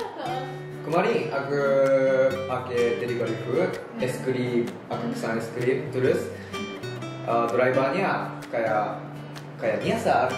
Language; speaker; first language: Indonesian; non-native, learner; Japanese